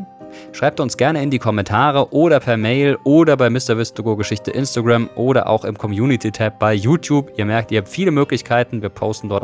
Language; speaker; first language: German; native; German